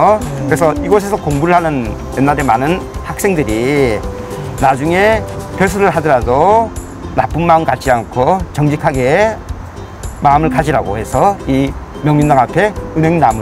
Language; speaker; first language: Korean; native; Korean